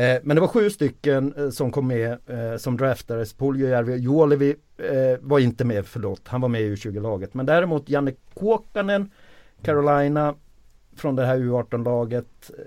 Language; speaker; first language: Swedish; early bilingual, other home language; Finnish